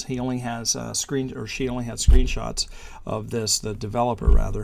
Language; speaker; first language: English; native; English